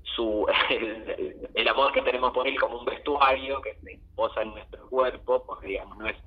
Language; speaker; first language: Spanish; native; Spanish